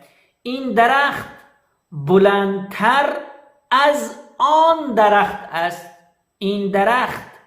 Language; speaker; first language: Persian; non-native, fluent; Urdu